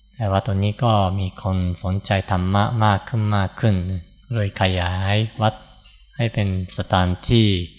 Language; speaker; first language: Thai; non-native, fluent; Japanese